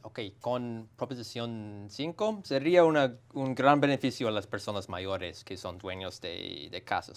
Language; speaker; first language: Spanish; non-native, fluent; English